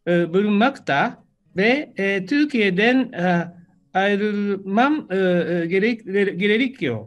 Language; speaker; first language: Turkish; non-native, learner; Japanese